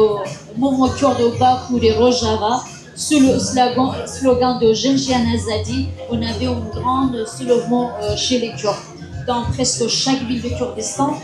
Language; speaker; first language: French; non-native, fluent; Kurdish